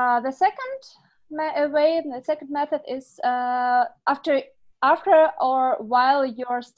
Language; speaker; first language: English; non-native, fluent; Ukrainian